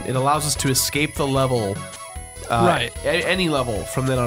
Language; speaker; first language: English; native; English